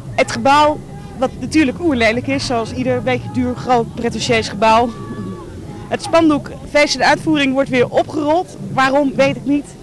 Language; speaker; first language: Dutch; native; Dutch